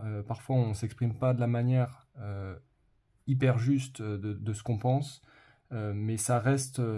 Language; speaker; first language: French; native; French